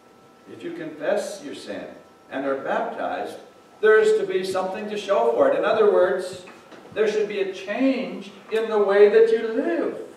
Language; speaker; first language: English; native; English